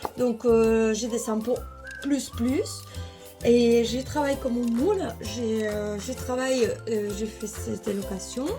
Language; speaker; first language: French; non-native, fluent; Spanish